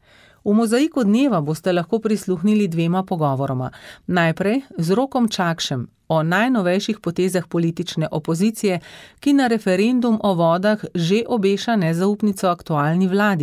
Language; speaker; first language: Slovenian; native; Slovenian